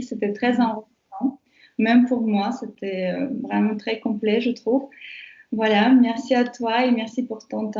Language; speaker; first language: French; non-native, fluent; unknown